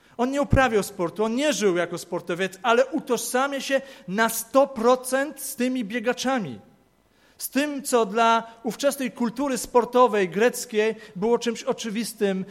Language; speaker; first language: Polish; native; Polish